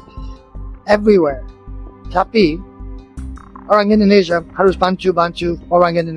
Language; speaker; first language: Indonesian; non-native, learner; English